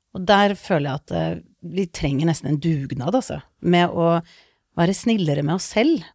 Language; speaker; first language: Norwegian; early bilingual, other home language; Icelandic